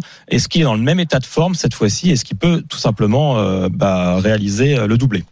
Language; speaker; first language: French; native; French